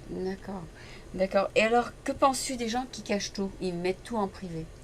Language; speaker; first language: French; native; French